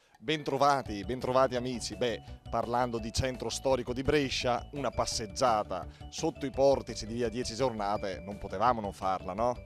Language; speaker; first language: Italian; native; Italian